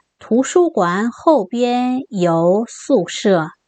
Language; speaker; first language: Chinese; non-native, fluent; Korean